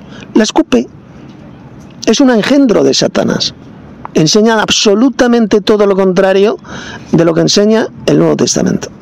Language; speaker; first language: Spanish; native; Spanish